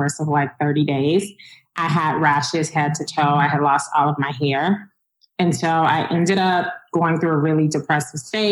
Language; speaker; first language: English; native; English